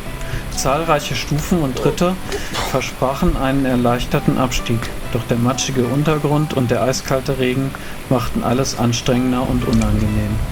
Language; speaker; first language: German; native; German